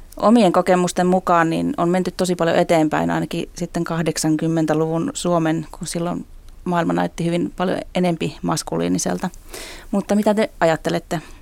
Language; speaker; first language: Finnish; native; Finnish